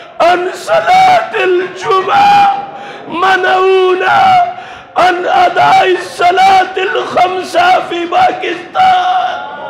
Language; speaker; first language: Arabic; non-native, fluent; Urdu